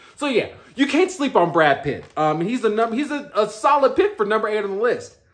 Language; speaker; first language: English; native; English